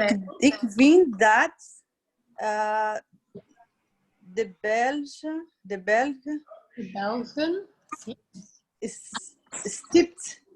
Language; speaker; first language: Dutch; non-native, learner; Portuguese